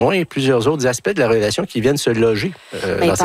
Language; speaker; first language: French; native; French